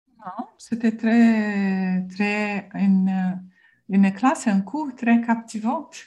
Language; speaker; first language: French; non-native, learner; Portuguese